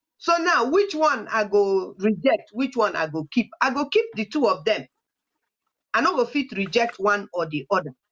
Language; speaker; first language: Nigerian Pidgin; non-native, local second language; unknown